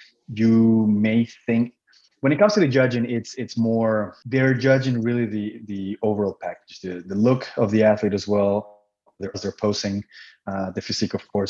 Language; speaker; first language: English; non-native, fluent; Spanish